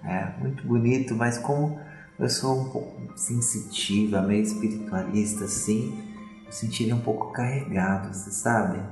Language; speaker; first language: Portuguese; native; Portuguese